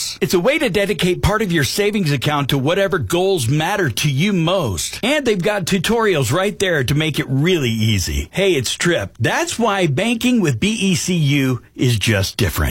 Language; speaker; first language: English; native; English